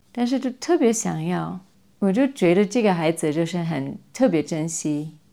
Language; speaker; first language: Chinese; non-native, fluent; English